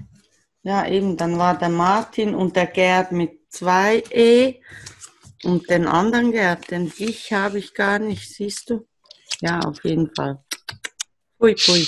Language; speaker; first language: German; native; German